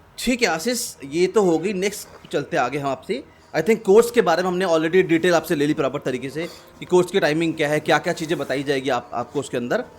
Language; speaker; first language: Hindi; native; Hindi